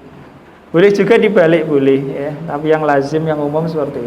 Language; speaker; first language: Indonesian; native; Indonesian